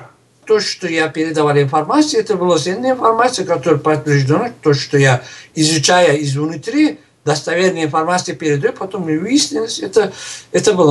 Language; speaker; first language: Russian; non-native, local second language; Uzbek